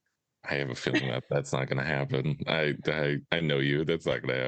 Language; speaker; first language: English; native; English